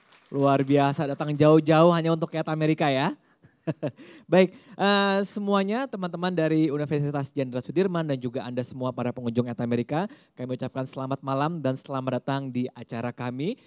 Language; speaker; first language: Indonesian; native; Indonesian